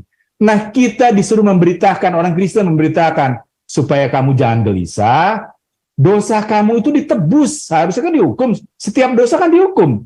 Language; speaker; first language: Indonesian; native; Indonesian